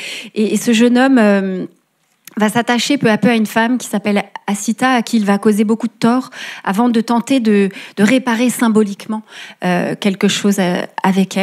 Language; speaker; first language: French; native; French